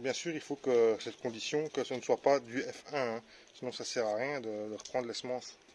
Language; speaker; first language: French; native; French